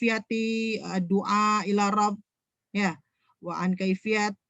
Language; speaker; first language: Arabic; non-native, fluent; Indonesian